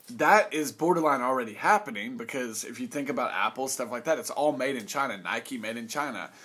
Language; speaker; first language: English; native; English